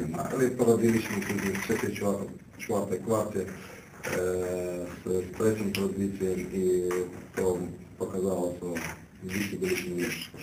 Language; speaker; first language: Polish; non-native, learner; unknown